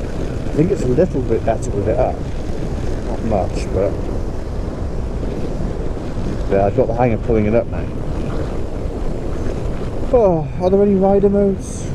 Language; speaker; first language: English; native; English